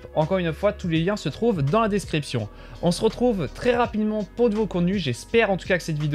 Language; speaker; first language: French; native; French